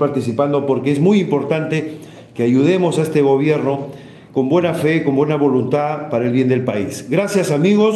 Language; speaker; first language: Spanish; native; Spanish